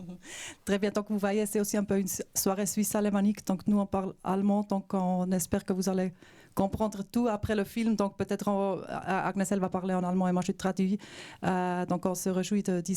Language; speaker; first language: French; non-native, local second language; German